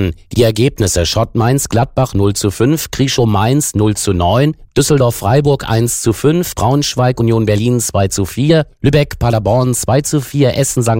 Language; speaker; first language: German; native; German